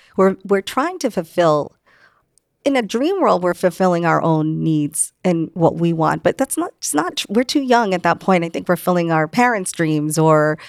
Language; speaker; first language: English; early bilingual, other home language; Hindi